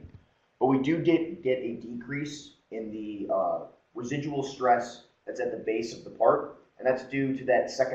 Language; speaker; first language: English; native; English